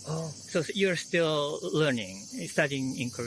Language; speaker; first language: English; non-native, fluent; Japanese